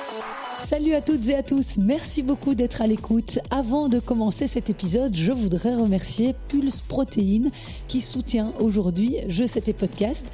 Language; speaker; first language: French; native; French